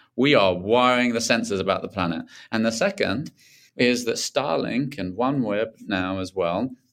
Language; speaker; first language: English; native; English